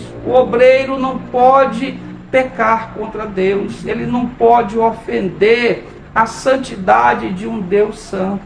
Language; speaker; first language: Portuguese; native; Portuguese